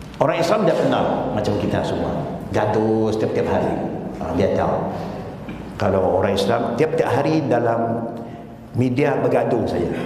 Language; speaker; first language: Malay; non-native, local second language; Chinese